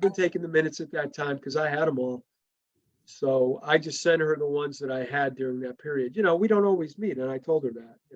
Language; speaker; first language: English; native; English